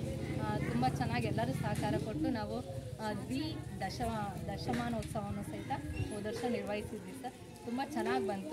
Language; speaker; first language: Kannada; native; Kannada